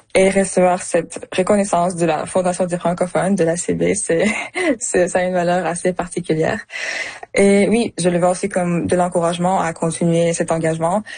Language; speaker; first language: French; early bilingual, other home language; Russian